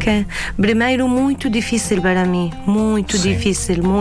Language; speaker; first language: Portuguese; non-native, learner; Arabic